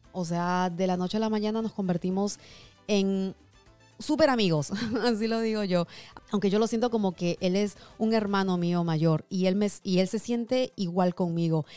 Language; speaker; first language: Spanish; early bilingual, heritage; Spanish